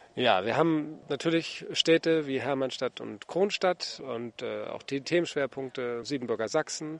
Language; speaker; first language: German; native; German